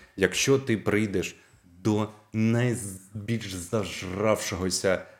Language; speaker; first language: Ukrainian; non-native, local second language; Russian